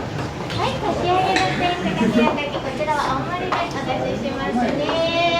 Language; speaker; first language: Japanese; native; Japanese